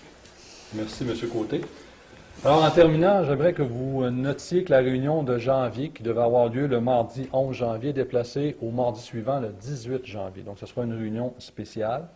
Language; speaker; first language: French; native; French